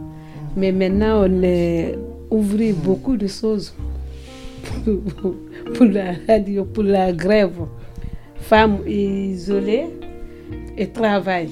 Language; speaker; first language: French; non-native, learner; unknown